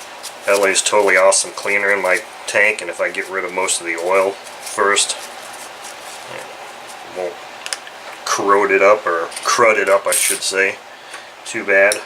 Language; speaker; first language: English; native; English